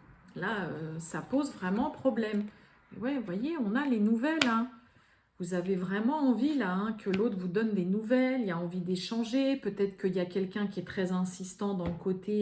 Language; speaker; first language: French; native; French